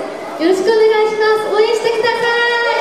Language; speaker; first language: Japanese; non-native, learner; Korean